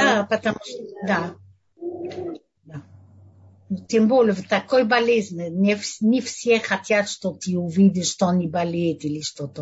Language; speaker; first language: Russian; non-native, learner; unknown